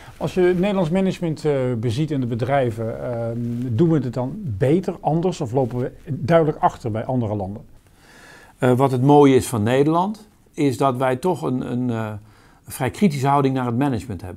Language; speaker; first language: Dutch; native; Dutch